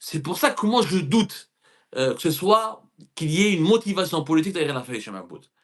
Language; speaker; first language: French; non-native, local second language; Arabic